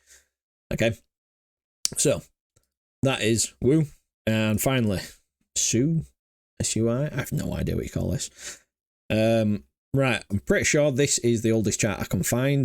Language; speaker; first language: English; native; English